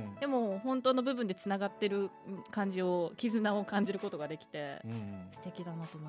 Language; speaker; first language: Japanese; native; Japanese